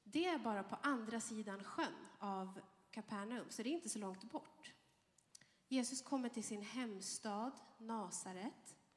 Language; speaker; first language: Swedish; early bilingual, other home language; Arabic